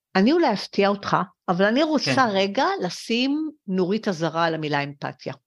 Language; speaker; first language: Hebrew; early bilingual, other home language; French